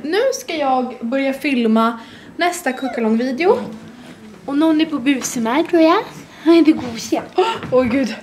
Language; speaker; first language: Swedish; native; Swedish